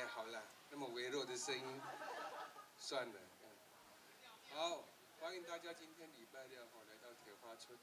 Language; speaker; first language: Chinese; native; Chinese